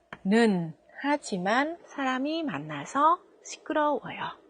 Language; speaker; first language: Korean; non-native, fluent; Vietnamese